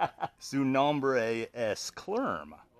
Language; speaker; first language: Spanish; non-native, learner; English